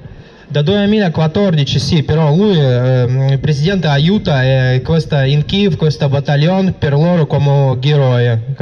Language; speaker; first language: Italian; non-native, learner; Russian